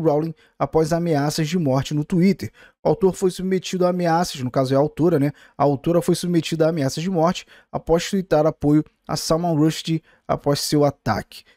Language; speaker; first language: Portuguese; native; Portuguese